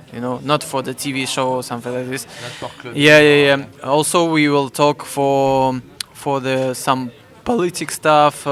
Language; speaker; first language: English; non-native, fluent; Russian